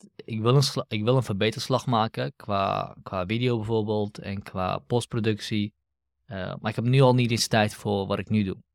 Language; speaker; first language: Dutch; early bilingual, other home language; Kurdish